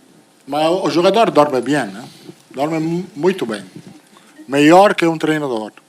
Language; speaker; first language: Portuguese; non-native, fluent; Italian